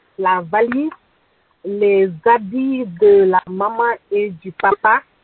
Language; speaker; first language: French; non-native, local second language; Bambara